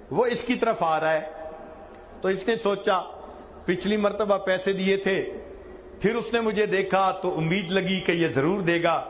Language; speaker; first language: Urdu; non-native, local second language; Punjabi